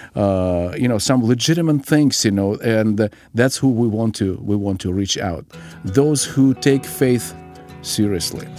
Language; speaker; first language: English; non-native, fluent; Ukrainian